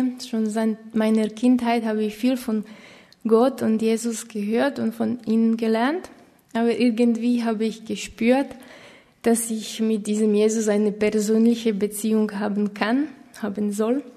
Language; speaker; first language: German; non-native, fluent; Slovak